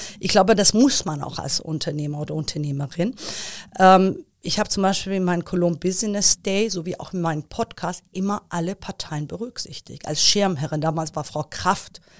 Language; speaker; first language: German; early bilingual, other home language; Persian